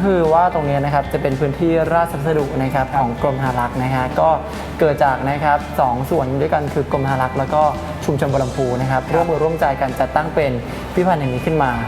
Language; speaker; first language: Thai; native; Thai